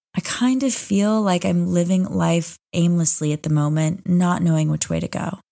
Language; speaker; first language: English; native; English